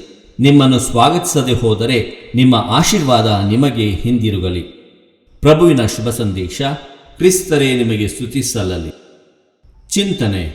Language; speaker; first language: Kannada; native; Kannada